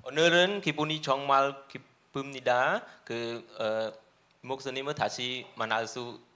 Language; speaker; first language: Korean; non-native, learner; Khmer